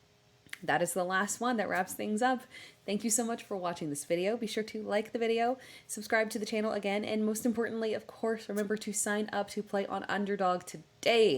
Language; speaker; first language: English; native; English